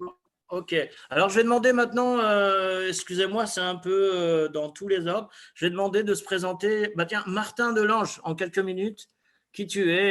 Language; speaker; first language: French; native; French